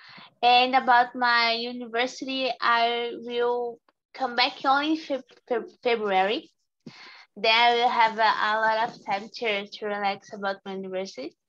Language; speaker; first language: English; non-native, learner; Portuguese